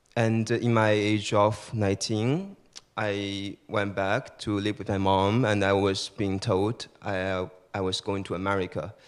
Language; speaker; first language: English; early bilingual, other home language; Chinese